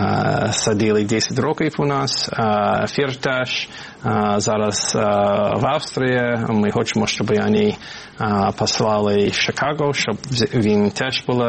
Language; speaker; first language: Ukrainian; non-native, fluent; English